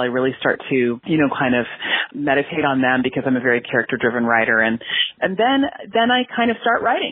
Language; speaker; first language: English; native; English